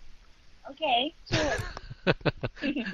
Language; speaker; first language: English; non-native, learner; Vietnamese